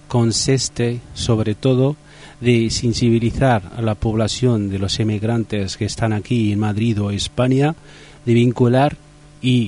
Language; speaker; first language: Spanish; non-native, fluent; Riffian